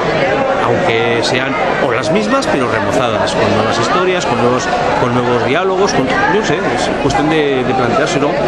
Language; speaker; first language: Spanish; native; Spanish